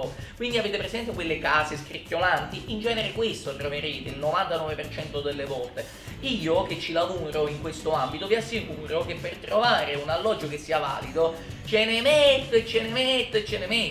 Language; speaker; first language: Italian; native; Italian